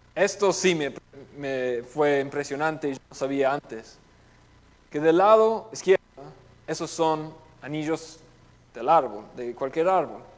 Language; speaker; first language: Spanish; non-native, fluent; English